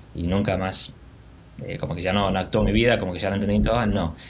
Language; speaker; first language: Spanish; native; Spanish